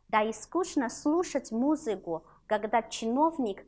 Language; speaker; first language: Russian; non-native, fluent; Chinese